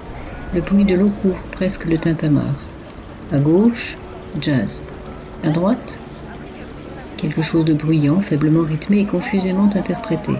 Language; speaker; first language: French; native; French